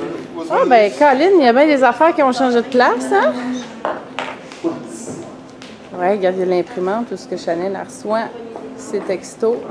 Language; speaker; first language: French; native; French